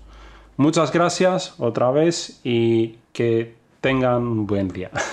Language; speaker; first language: Spanish; non-native, fluent; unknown